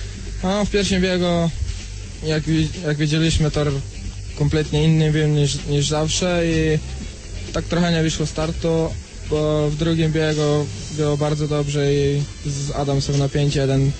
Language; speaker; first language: Polish; non-native, fluent; Croatian